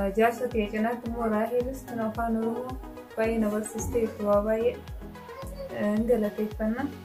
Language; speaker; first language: Oromo; non-native, learner; Arabic